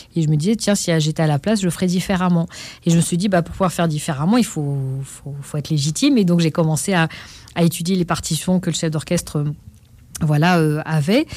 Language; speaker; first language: French; native; French